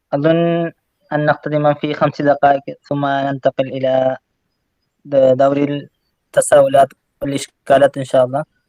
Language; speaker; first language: Arabic; non-native, fluent; Malayalam